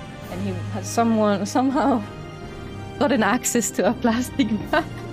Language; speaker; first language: English; non-native, fluent; Swedish